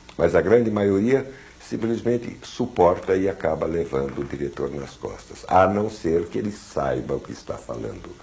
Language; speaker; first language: Portuguese; early bilingual, other home language; German